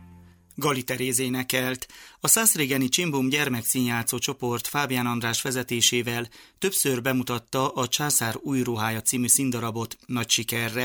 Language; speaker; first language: Hungarian; native; Hungarian